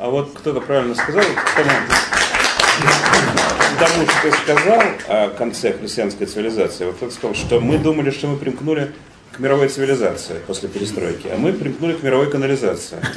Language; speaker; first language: Russian; native; Russian